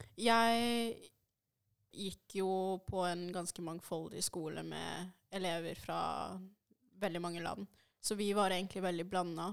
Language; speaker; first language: Norwegian; early bilingual, other home language; Swahili